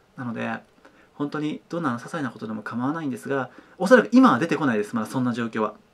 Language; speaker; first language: Japanese; native; Japanese